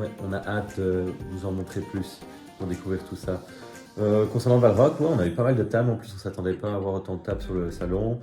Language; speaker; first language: French; native; French